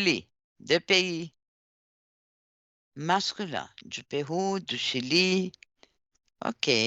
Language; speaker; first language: French; non-native, fluent; Portuguese